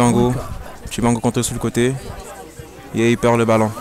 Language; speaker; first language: French; native; French